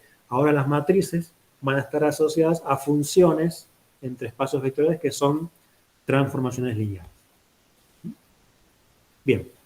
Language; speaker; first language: Spanish; native; Spanish